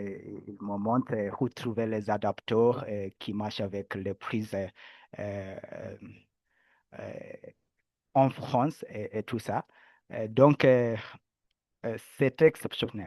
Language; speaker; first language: French; non-native, learner; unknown